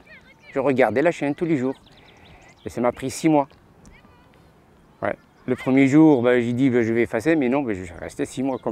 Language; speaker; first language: French; non-native, local second language; Arabic